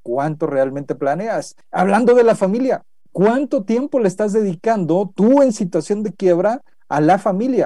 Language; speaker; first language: Spanish; native; Spanish